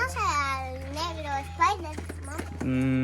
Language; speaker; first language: Spanish; non-native, learner; French